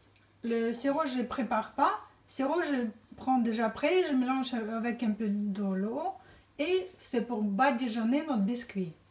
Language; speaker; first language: French; non-native, fluent; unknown